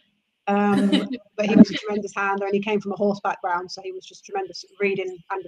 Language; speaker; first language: English; native; English